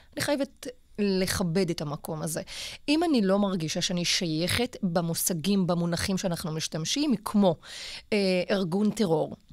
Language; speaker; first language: Hebrew; non-native, local second language; Arabic